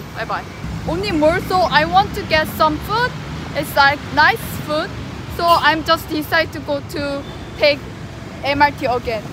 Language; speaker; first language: English; non-native, learner; Korean